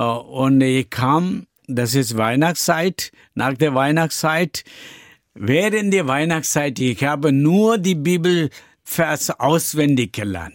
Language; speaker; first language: German; non-native, learner; Tamil